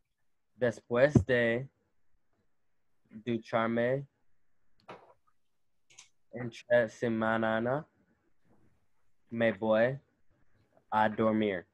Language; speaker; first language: Spanish; non-native, learner; English